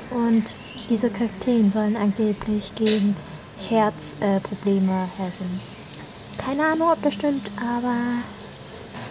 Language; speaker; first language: German; early bilingual, other home language; Vietnamese